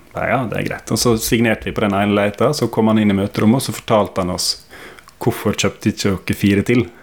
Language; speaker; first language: Norwegian; native; Norwegian